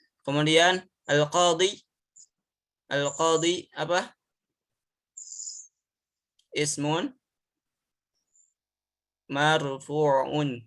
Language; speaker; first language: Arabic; non-native, fluent; Indonesian